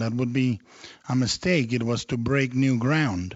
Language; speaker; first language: English; non-native, fluent; Spanish